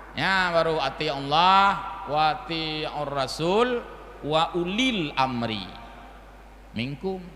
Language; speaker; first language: Malay; non-native, local second language; Achinese